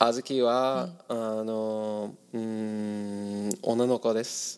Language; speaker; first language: Japanese; non-native, learner; English